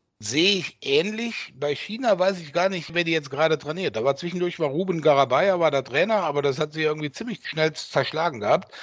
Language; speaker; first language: German; native; German